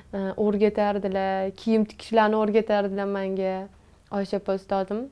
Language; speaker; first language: Uzbek; non-native, local second language; Tajik